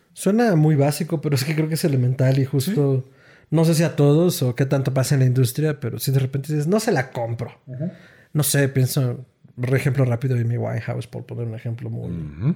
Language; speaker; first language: Spanish; native; Spanish